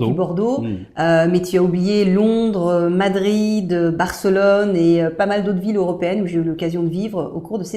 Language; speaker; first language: French; native; French